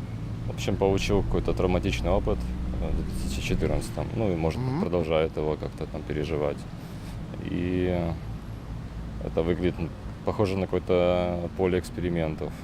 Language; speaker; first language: Russian; native; Russian